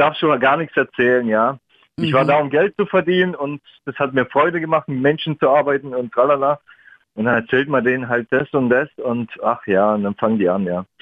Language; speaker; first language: German; early bilingual, other home language; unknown